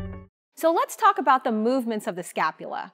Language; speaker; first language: English; native; English